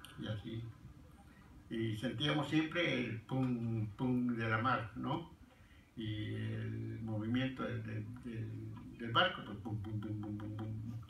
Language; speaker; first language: Spanish; native; Spanish